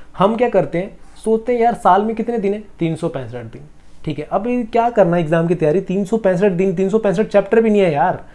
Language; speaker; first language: Hindi; native; Hindi